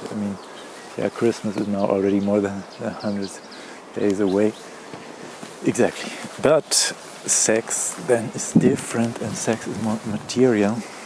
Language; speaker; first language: English; non-native, fluent; German